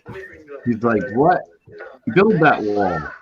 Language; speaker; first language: English; native; English